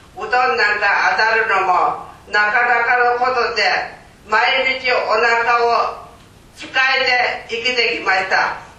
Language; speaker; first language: Japanese; non-native, fluent; Korean